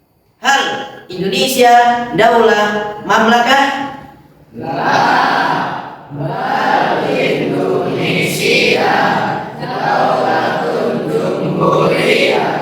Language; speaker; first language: Arabic; non-native, fluent; Indonesian